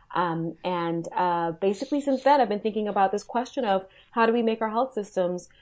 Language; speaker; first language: English; native; English